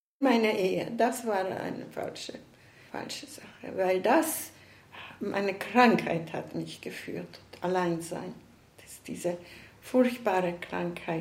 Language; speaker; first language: German; non-native, fluent; Hungarian